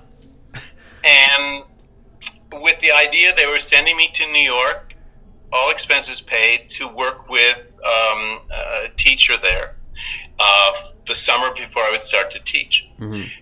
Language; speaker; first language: English; native; English